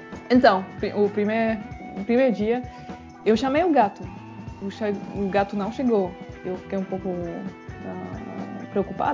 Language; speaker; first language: Portuguese; non-native, fluent; French